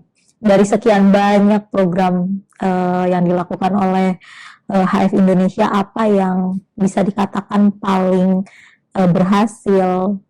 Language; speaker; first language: Indonesian; native; Indonesian